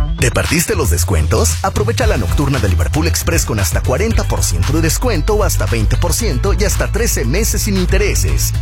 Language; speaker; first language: Spanish; native; Spanish